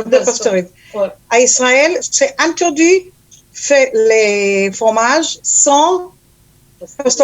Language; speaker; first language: French; non-native, learner; Hebrew